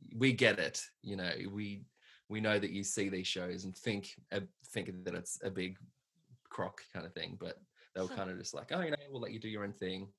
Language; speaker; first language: English; native; English